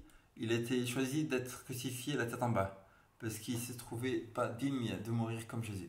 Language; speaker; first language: French; native; French